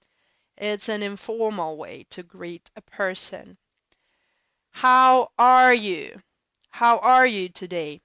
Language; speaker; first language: English; non-native, fluent; Russian